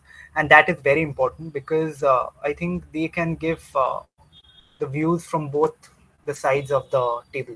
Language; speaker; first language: English; non-native, local second language; Bangla